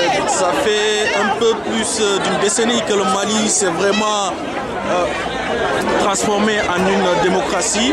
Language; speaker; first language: French; non-native, local second language; Soninke